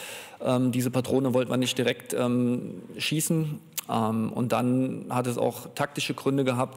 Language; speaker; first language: German; native; German